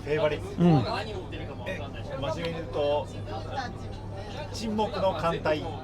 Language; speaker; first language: Japanese; native; Japanese